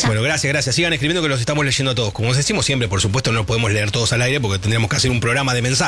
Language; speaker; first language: Spanish; native; Spanish